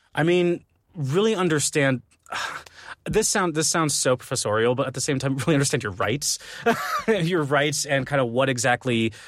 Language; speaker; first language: English; native; English